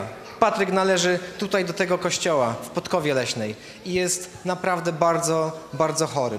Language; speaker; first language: Polish; native; Polish